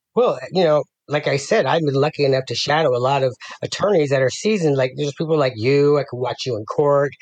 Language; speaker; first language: English; native; English